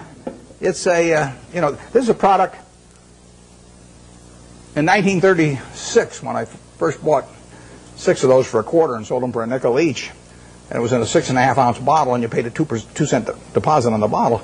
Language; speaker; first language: English; native; English